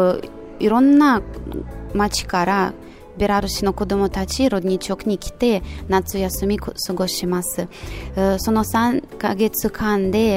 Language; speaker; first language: Japanese; non-native, fluent; Russian